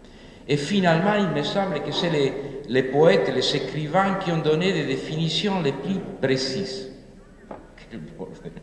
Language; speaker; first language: French; non-native, fluent; Spanish